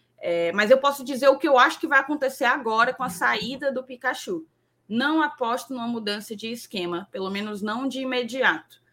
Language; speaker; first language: Portuguese; native; Portuguese